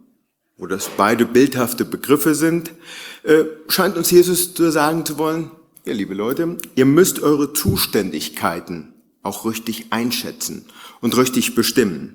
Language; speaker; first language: German; native; German